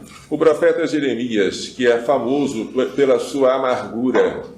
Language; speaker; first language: Portuguese; native; Portuguese